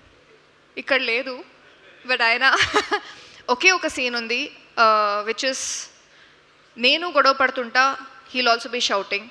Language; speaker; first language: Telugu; non-native, local second language; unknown